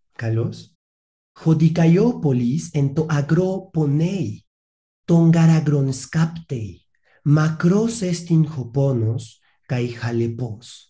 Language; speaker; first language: Greek; non-native, fluent; Spanish